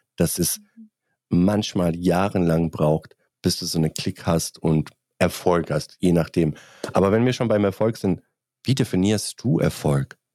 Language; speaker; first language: German; non-native, fluent; Bosnian